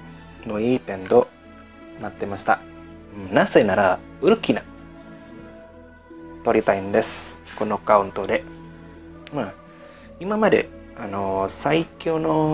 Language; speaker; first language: Japanese; non-native, learner; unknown